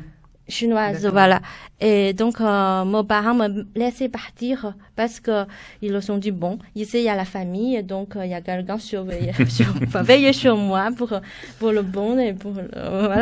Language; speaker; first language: French; non-native, fluent; Chinese